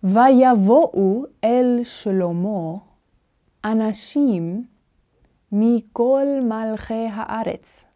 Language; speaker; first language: Hebrew; non-native, fluent; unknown